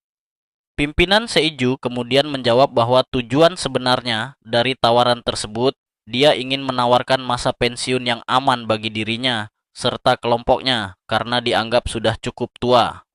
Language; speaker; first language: Indonesian; native; Indonesian